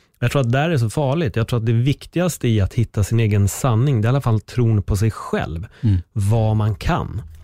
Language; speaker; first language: Swedish; native; Swedish